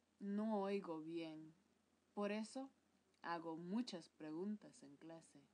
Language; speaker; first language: Spanish; non-native, fluent; English